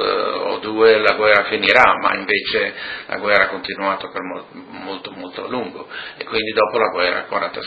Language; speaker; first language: Italian; non-native, local second language; Friulian